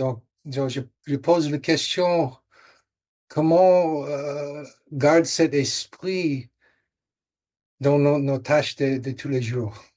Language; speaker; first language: French; non-native, fluent; English